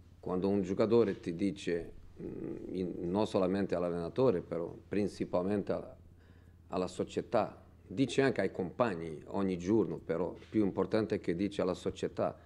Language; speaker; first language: Italian; non-native, fluent; Portuguese